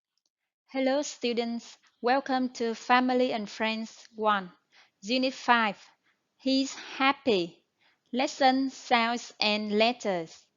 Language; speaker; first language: English; non-native, fluent; Vietnamese